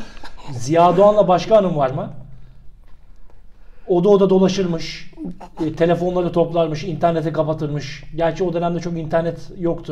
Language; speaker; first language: Turkish; native; Turkish